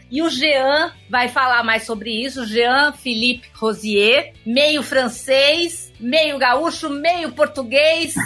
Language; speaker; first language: Portuguese; native; Portuguese